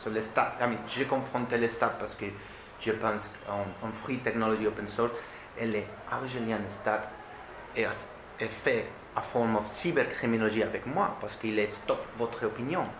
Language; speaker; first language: French; non-native, learner; Spanish